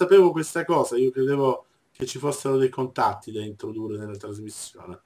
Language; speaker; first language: Italian; native; Italian